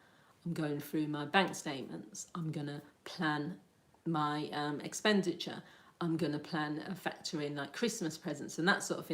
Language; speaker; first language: English; native; English